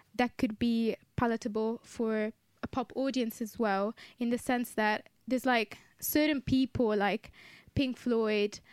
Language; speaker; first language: English; non-native, fluent; Italian